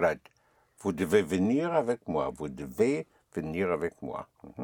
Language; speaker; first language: French; non-native, fluent; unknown